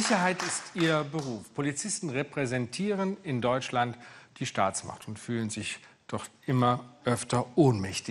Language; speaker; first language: German; native; German